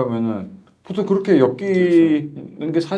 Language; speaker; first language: Korean; native; Korean